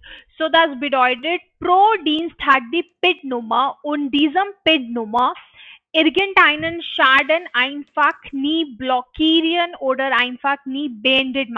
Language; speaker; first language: German; non-native, learner; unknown